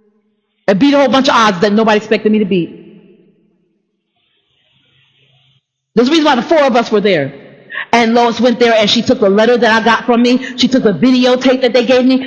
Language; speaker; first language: English; native; English